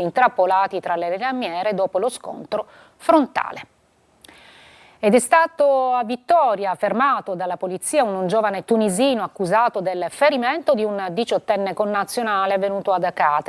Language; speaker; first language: Italian; native; Italian